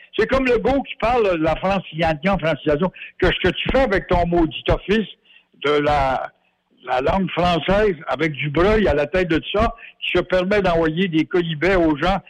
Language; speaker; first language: French; native; French